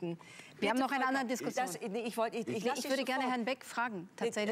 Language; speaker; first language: German; native; German